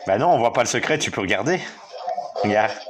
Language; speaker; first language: French; native; French